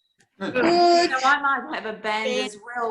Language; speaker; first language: English; native; English